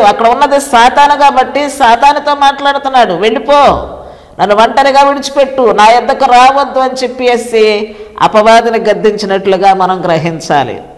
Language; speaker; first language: Telugu; native; Telugu